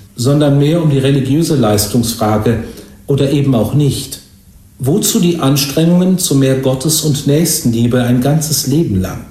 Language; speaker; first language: German; native; German